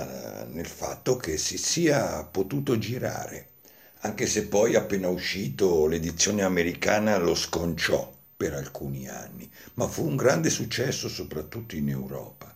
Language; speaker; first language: Italian; native; Italian